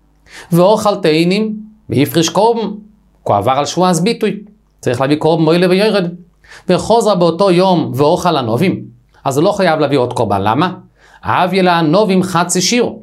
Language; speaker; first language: Hebrew; native; Hebrew